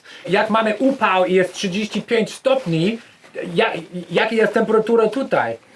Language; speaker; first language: Polish; non-native, learner; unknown